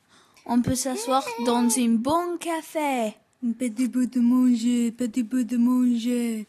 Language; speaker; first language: French; non-native, learner; English